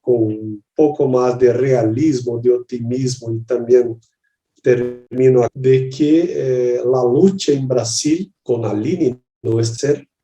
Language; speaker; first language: Spanish; non-native, learner; Portuguese